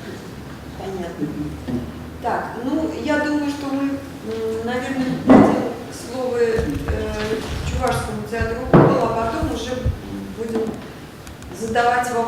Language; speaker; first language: Russian; native; Russian